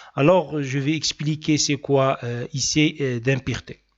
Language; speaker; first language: French; non-native, local second language; Arabic